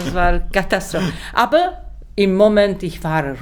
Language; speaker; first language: German; non-native, learner; Czech